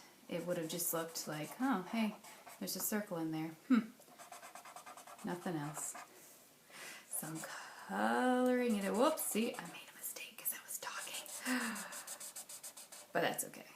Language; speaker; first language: English; native; English